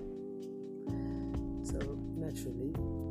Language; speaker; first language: English; non-native, local second language; Malay